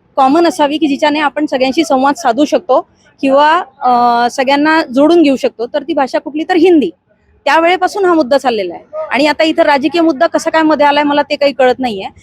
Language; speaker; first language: Marathi; non-native, local second language; Hindi